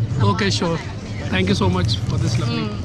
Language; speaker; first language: English; non-native, local second language; Hindi